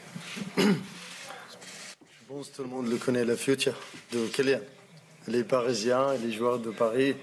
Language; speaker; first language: French; non-native, learner; Arabic